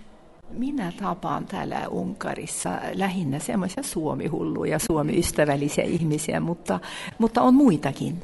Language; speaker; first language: Finnish; non-native, fluent; Norwegian